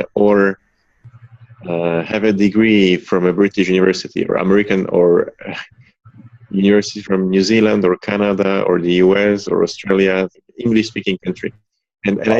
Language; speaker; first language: English; non-native, fluent; Polish